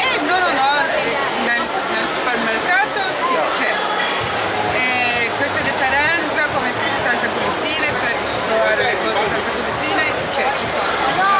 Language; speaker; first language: Italian; non-native, learner; Turkish